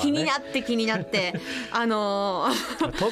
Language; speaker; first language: Japanese; native; Japanese